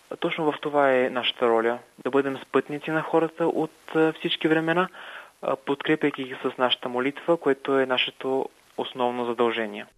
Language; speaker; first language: Bulgarian; native; Bulgarian